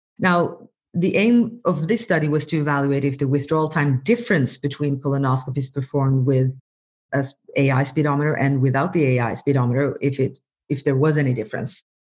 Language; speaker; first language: English; non-native, fluent; Norwegian